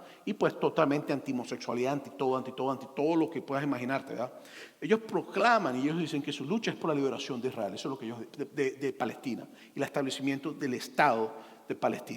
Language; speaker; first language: Spanish; native; Spanish